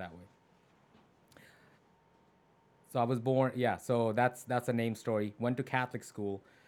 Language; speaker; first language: English; non-native, local second language; Punjabi